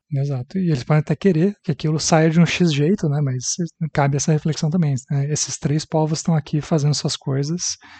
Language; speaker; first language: Portuguese; native; Portuguese